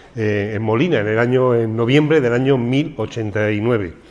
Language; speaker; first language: Spanish; native; Spanish